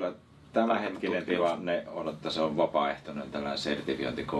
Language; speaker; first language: Finnish; native; Finnish